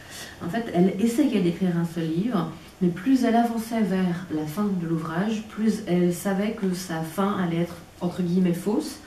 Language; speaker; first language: French; native; French